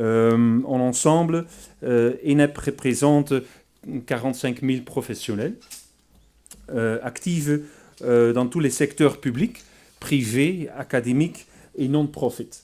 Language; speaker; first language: French; non-native, fluent; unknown